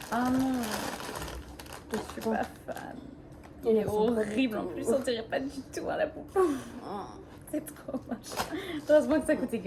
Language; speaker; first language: French; native; French